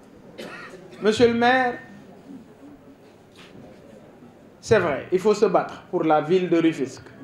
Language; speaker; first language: French; non-native, local second language; Wolof